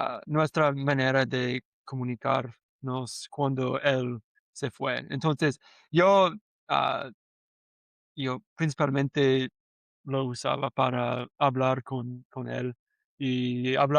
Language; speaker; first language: Spanish; non-native, learner; English